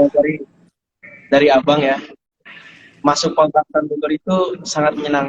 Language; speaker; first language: Indonesian; native; Indonesian